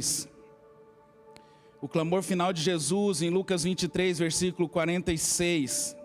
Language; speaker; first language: Portuguese; native; Portuguese